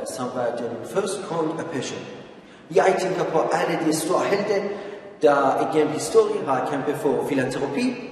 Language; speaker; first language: Danish; non-native, learner; Persian